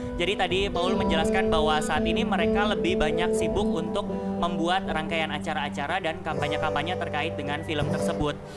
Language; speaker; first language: Indonesian; native; Indonesian